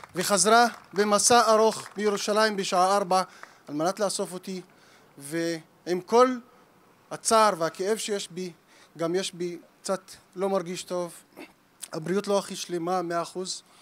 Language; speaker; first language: Hebrew; native; Hebrew